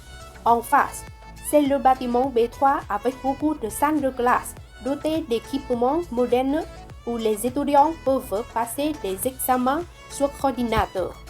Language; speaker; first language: French; non-native, learner; Vietnamese